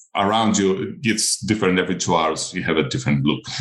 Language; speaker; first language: English; non-native, fluent; Greek